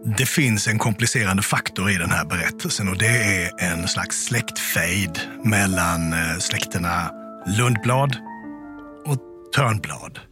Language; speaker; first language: Swedish; native; Swedish